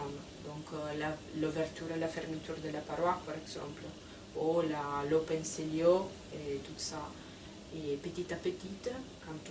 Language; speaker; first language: French; non-native, fluent; Italian